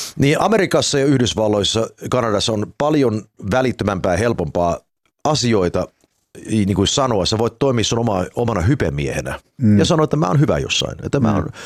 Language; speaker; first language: Finnish; early bilingual, heritage; Finnish